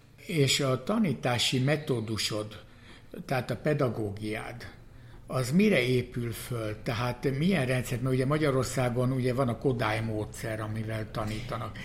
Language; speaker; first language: Hungarian; native; Hungarian